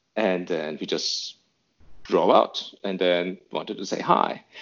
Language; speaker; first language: English; non-native, fluent; Turkish